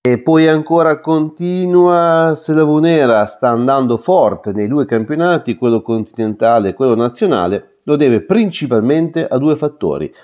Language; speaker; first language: Italian; native; Italian